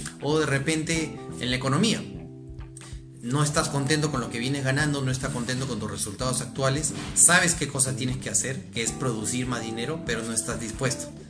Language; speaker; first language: Spanish; native; Spanish